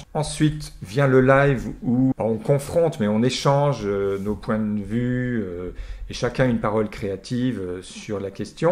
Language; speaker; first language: French; native; French